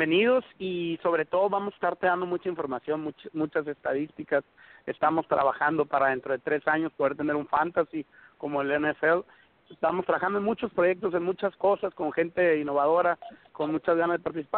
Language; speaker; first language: Spanish; native; Spanish